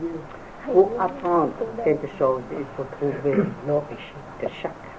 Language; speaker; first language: French; non-native, fluent; Vietnamese